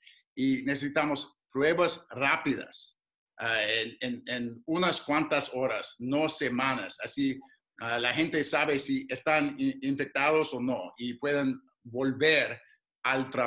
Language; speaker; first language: Spanish; non-native, fluent; English